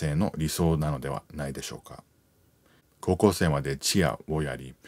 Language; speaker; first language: Japanese; non-native, fluent; English